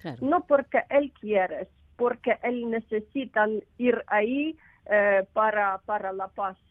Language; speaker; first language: Spanish; non-native, learner; Ukrainian